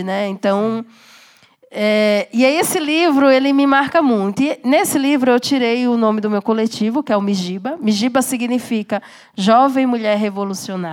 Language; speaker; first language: Portuguese; native; Portuguese